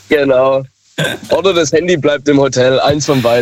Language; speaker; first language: German; native; German